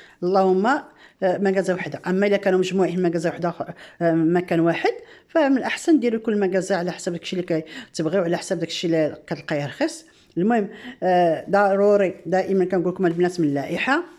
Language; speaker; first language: Arabic; native; Arabic